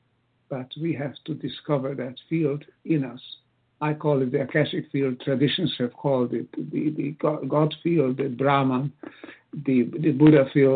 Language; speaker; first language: English; non-native, fluent; Hungarian